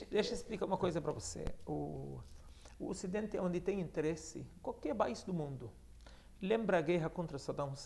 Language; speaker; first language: Portuguese; non-native, fluent; Arabic